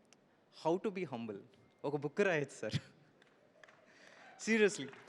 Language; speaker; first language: Telugu; native; Telugu